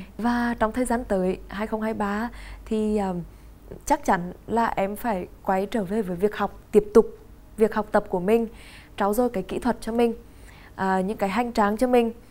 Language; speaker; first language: Vietnamese; native; Vietnamese